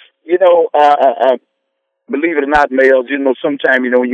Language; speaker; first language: English; native; English